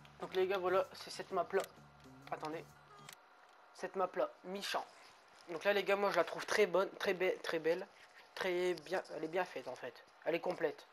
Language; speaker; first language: French; native; French